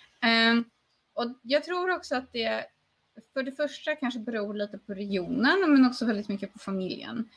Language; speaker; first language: Swedish; non-native, fluent; Polish